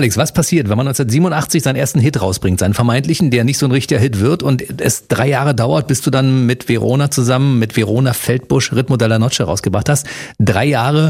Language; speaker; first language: German; native; German